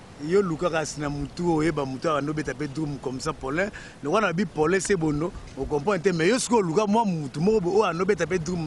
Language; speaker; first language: French; non-native, local second language; Lingala